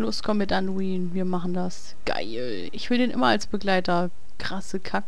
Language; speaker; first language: German; native; German